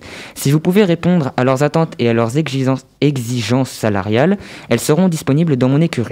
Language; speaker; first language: French; native; French